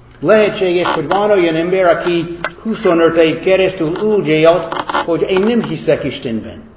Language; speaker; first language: Hungarian; non-native, fluent; English